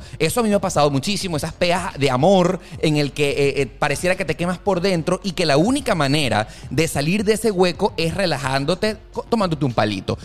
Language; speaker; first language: Spanish; native; Spanish